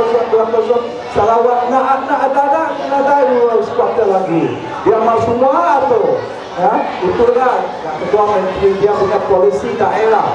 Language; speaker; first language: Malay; non-native, local second language; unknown